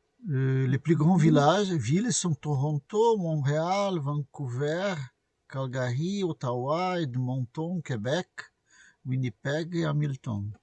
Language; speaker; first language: French; non-native, learner; Portuguese